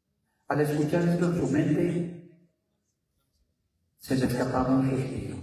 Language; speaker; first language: Spanish; native; Spanish